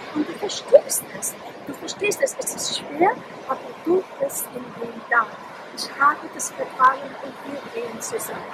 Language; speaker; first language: German; non-native, fluent; Polish